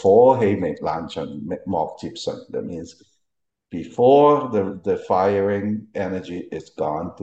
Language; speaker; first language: English; early bilingual, other home language; Cantonese